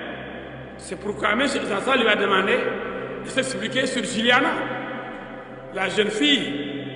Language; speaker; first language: French; non-native, local second language; Wolof